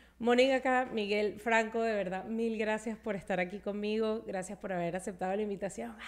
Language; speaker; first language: Spanish; native; Spanish